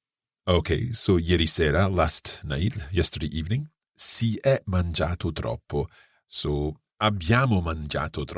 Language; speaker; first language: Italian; non-native, fluent; English